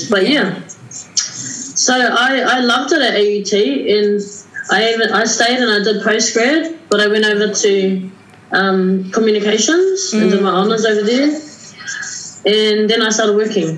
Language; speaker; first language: English; native; English